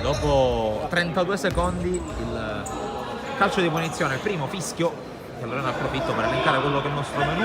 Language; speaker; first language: Italian; native; Italian